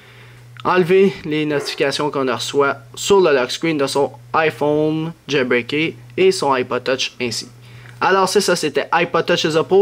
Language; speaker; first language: French; native; French